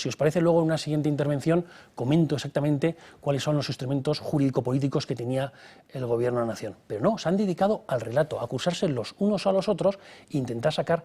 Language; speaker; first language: Spanish; native; Spanish